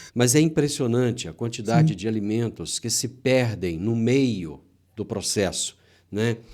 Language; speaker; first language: Portuguese; native; Portuguese